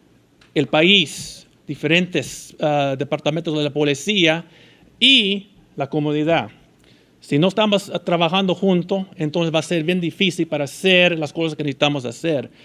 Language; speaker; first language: Spanish; early bilingual, heritage; Spanish